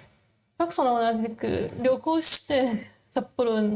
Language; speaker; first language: Japanese; non-native, fluent; Chinese